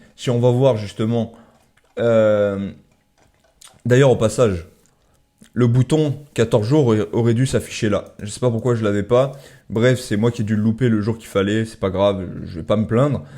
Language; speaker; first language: French; native; French